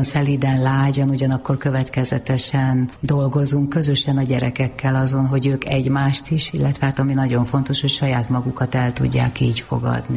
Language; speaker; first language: Hungarian; native; Hungarian